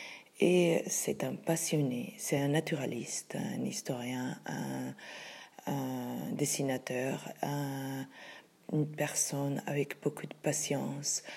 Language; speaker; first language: French; non-native, fluent; Spanish